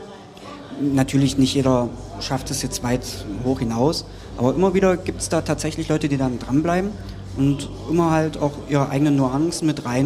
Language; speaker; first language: German; native; German